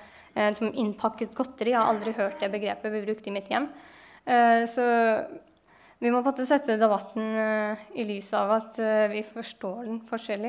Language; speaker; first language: Norwegian; early bilingual, other home language; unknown